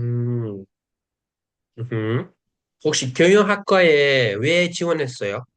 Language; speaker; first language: Korean; non-native, fluent; Uzbek